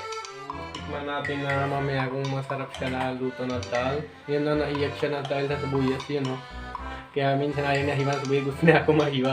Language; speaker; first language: Filipino; non-native, learner; Punjabi